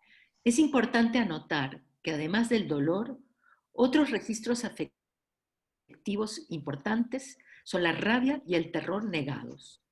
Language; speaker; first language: Spanish; native; Spanish